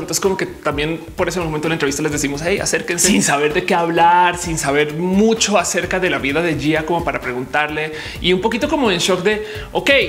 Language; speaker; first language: Spanish; native; Spanish